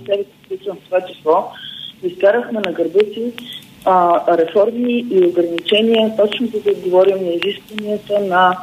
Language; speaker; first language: Bulgarian; native; Bulgarian